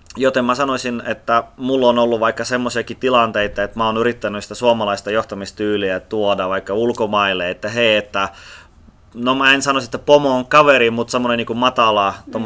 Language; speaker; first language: Finnish; non-native, fluent; Russian